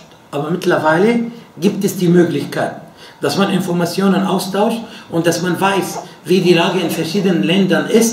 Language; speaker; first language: German; non-native, fluent; Arabic